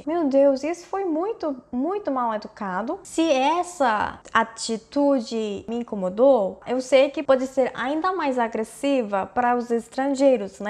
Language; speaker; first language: Portuguese; non-native, fluent; Korean